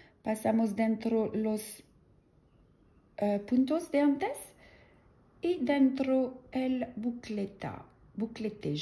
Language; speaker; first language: Spanish; non-native, learner; French